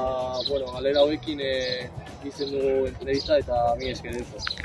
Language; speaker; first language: Basque; non-native, local second language; Spanish